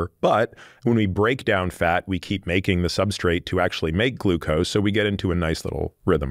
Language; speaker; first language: English; native; English